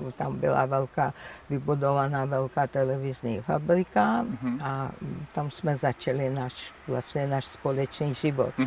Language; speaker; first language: Czech; non-native, fluent; Georgian